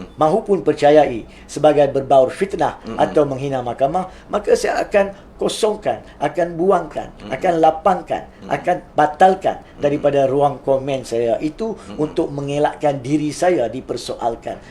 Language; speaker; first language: Malay; native; Malay